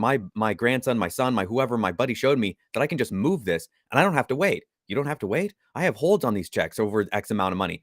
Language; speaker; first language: English; native; English